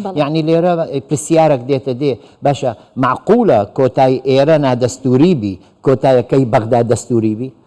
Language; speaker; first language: Central Kurdish; non-native, local second language; Syriac